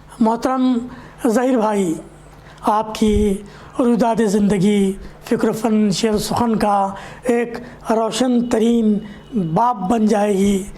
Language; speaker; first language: Urdu; native; Urdu